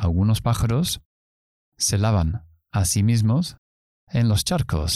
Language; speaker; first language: Spanish; non-native, fluent; English